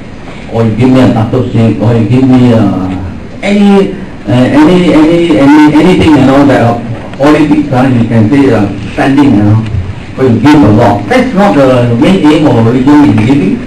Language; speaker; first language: English; non-native, local second language; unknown